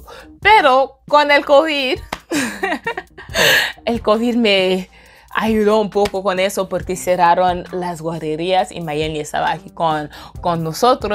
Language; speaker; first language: Spanish; non-native, fluent; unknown